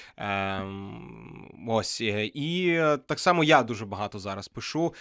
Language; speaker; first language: Ukrainian; non-native, local second language; Russian